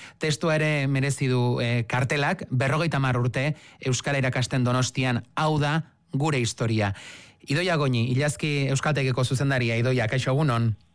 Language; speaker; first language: Basque; native; Basque